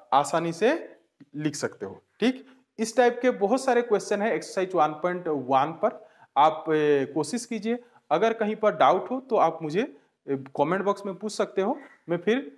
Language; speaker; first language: Hindi; non-native, local second language; Bangla